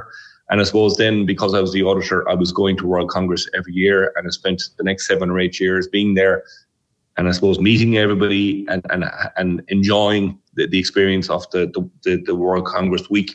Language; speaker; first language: English; native; English